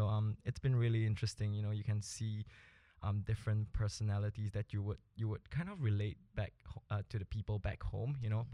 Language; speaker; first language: English; early bilingual, other home language; Spanish